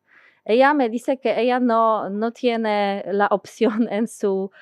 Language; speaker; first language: Spanish; non-native, learner; Polish